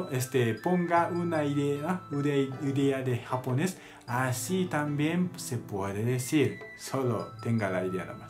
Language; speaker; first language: Spanish; non-native, learner; Japanese